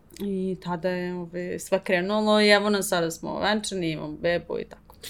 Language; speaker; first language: Serbian; native; Serbian